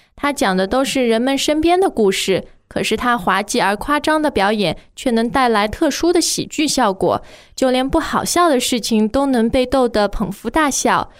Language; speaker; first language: Chinese; native; Chinese